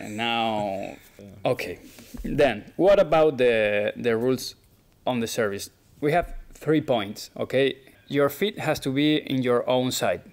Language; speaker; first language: English; non-native, fluent; Spanish